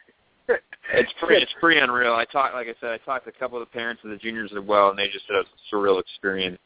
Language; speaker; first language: English; native; English